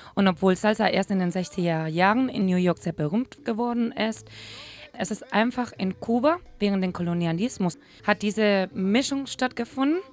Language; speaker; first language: German; non-native, fluent; Spanish